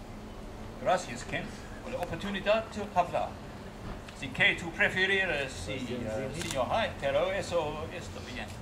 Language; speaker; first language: Spanish; non-native, learner; English